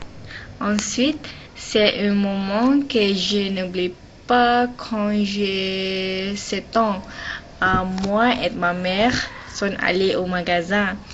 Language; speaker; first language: French; non-native, learner; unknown